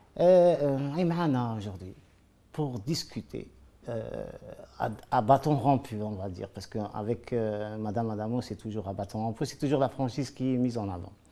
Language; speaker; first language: French; non-native, local second language; Arabic